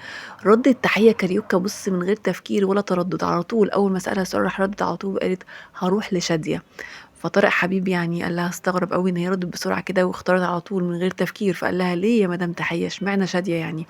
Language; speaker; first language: Arabic; native; Arabic